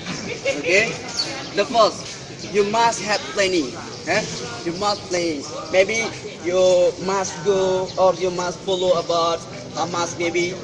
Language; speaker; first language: English; non-native, learner; Indonesian